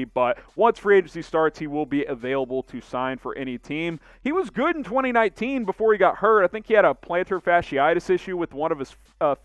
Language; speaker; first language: English; native; English